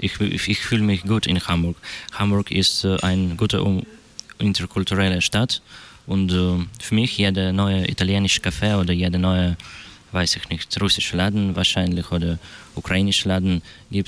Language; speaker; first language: German; non-native, fluent; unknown